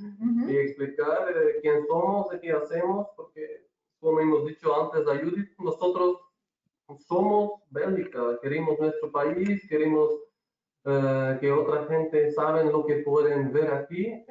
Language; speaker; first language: Spanish; non-native, learner; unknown